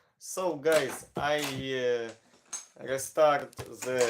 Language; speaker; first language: English; non-native, learner; Ukrainian